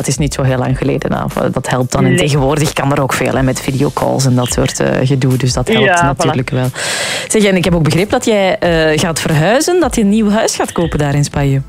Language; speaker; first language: Dutch; native; Dutch